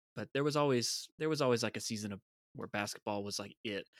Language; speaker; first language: English; native; English